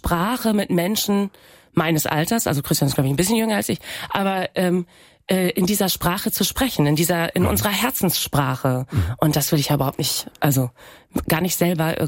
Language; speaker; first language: German; non-native, local second language; Low German